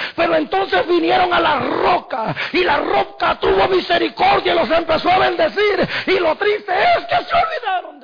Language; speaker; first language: Spanish; native; Spanish